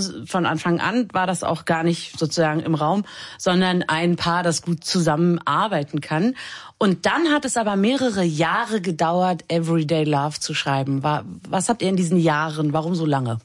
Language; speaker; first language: German; native; German